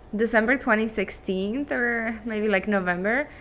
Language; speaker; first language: English; non-native, fluent; Spanish